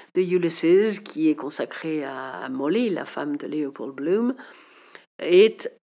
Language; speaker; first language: French; native; French